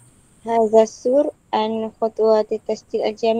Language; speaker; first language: Arabic; non-native, learner; Malay